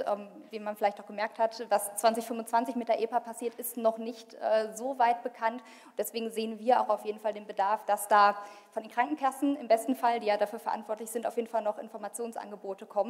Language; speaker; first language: German; native; German